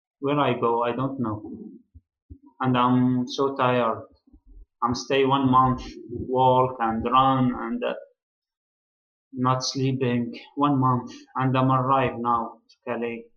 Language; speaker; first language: English; non-native, learner; Arabic